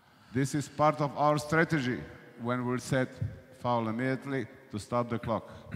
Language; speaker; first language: English; non-native, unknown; Slovenian